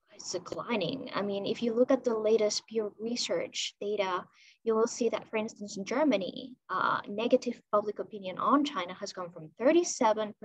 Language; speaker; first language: English; non-native, fluent; Chinese